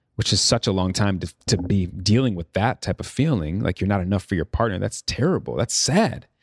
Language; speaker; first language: English; native; English